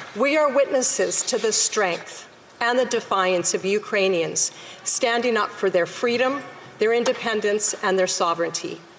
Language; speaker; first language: English; native; English